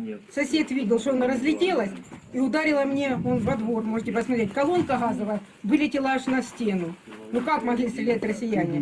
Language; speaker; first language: Russian; native; Russian